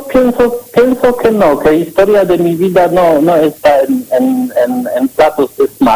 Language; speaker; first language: Spanish; non-native, learner; Polish